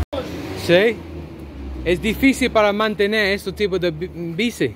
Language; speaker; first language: Spanish; non-native, learner; English